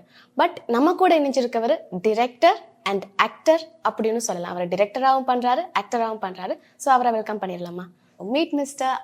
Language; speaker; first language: Tamil; native; Tamil